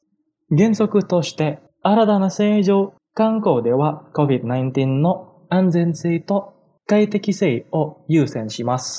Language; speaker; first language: Japanese; non-native, fluent; Indonesian